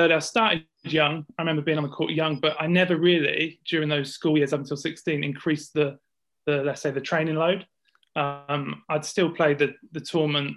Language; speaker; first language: English; native; English